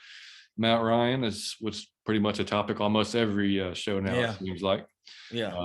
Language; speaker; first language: English; native; English